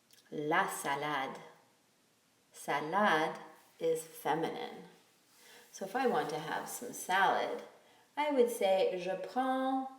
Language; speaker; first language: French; non-native, fluent; English